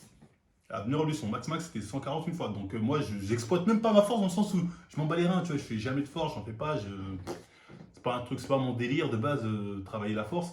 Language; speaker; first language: French; native; French